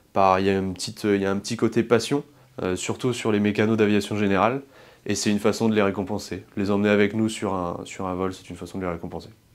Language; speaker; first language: French; native; French